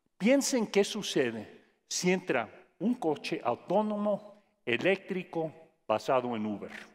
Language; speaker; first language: Spanish; non-native, fluent; English